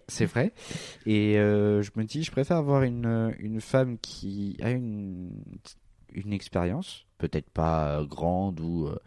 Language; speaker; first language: French; native; French